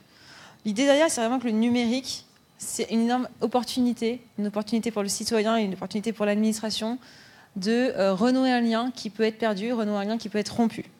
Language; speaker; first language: French; native; French